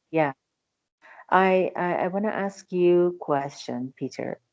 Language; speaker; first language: English; non-native, learner; Persian